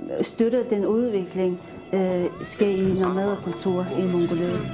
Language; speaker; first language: Danish; non-native, fluent; Mongolian